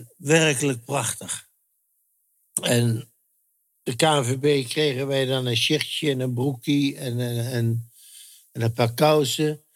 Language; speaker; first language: Dutch; native; Dutch